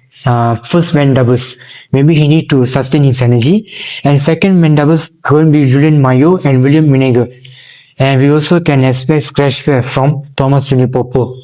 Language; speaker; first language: English; non-native, learner; Malay